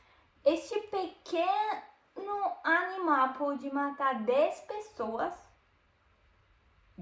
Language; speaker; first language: Portuguese; non-native, learner; German